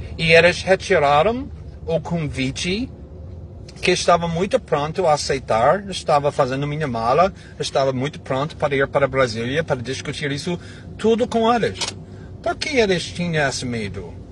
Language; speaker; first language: Portuguese; non-native, fluent; English